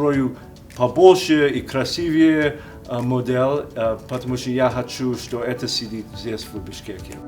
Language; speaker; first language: Russian; non-native, learner; English